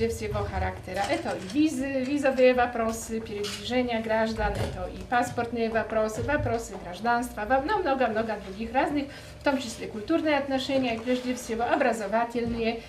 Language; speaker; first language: Russian; non-native, fluent; Polish